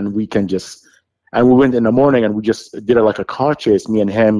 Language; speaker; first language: English; non-native, fluent; Arabic